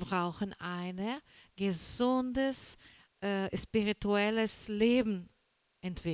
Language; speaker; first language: German; non-native, learner; Portuguese